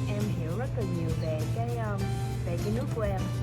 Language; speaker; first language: Vietnamese; early bilingual, heritage; English